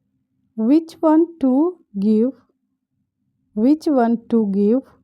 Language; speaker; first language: English; non-native, fluent; Hindi